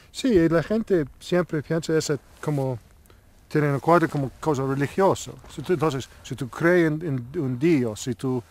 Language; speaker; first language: Spanish; non-native, learner; English